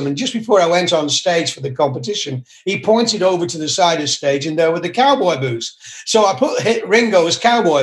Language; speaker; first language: English; native; English